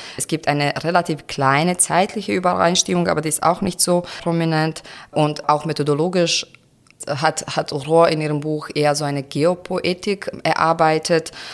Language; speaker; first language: German; non-native, fluent; Croatian